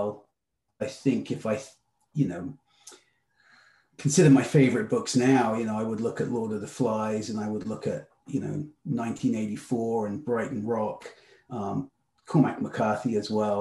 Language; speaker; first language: English; native; English